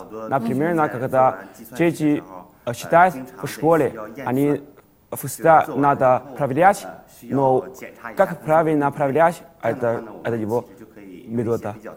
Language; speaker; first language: Russian; non-native, learner; Chinese